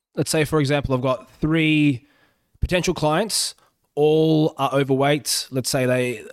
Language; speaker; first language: English; early bilingual, other home language; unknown